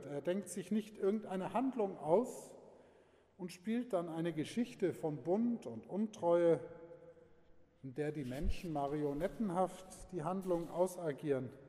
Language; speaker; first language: German; native; German